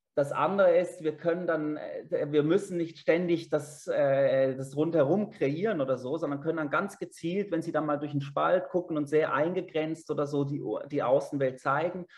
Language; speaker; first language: German; native; German